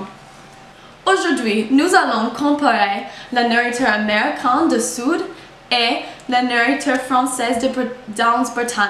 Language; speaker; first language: French; non-native, learner; English